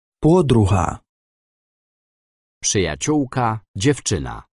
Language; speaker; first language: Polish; non-native, learner; Ukrainian